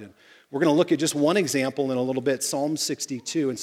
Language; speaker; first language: English; native; English